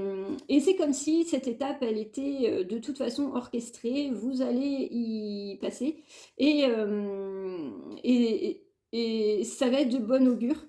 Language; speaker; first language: French; native; French